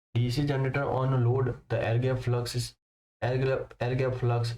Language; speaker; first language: English; non-native, local second language; Gujarati